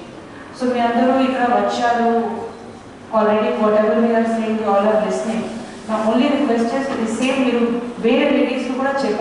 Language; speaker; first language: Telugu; non-native, local second language; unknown